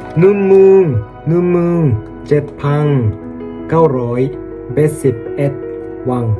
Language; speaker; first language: Thai; non-native, learner; Japanese